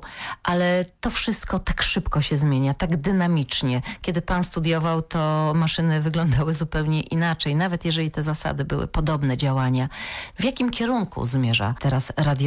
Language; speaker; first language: Polish; native; Polish